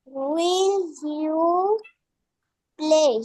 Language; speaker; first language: English; non-native, learner; Bangla